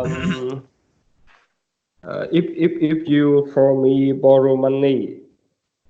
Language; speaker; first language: English; non-native, learner; Vietnamese